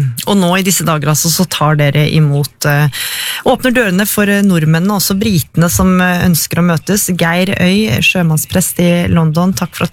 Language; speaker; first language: Norwegian; native; Norwegian